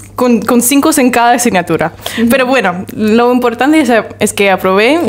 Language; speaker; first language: Spanish; non-native, fluent; English